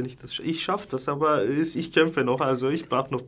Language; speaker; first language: German; non-native, fluent; Turkish